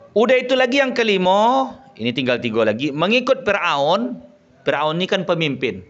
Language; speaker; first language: Malay; native; Malay